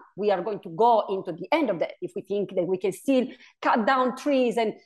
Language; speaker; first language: English; non-native, fluent; Italian